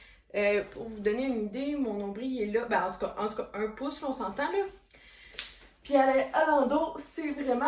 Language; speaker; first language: French; native; French